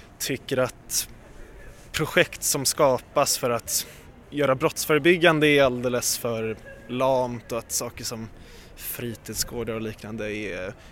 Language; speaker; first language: Swedish; native; Swedish